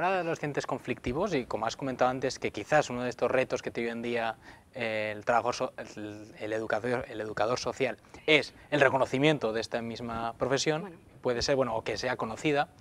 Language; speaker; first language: Spanish; native; Spanish